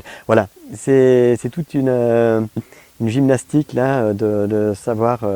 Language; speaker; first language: French; native; French